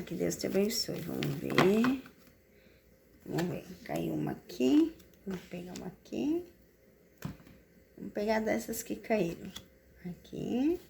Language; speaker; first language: Portuguese; native; Portuguese